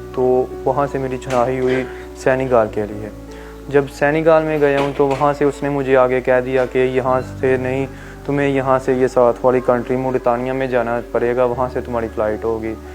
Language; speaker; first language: Urdu; non-native, local second language; Punjabi